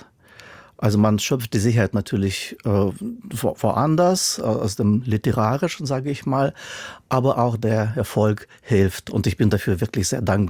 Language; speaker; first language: German; non-native, fluent; Russian